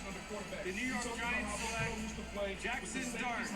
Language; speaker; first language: English; native; English